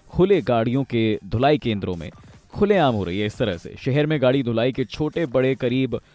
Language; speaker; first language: Hindi; native; Hindi